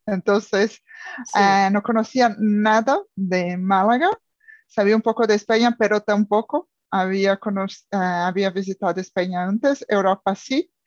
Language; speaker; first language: Spanish; non-native, fluent; Portuguese